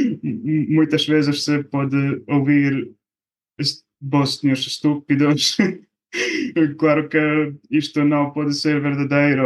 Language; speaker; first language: Portuguese; non-native, fluent; Bosnian